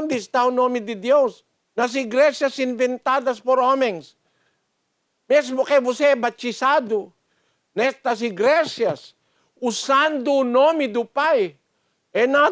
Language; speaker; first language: Portuguese; non-native, learner; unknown